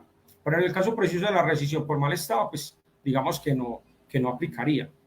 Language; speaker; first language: Spanish; native; Spanish